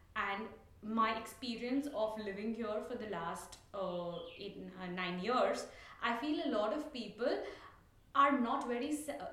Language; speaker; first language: English; non-native, local second language; Tulu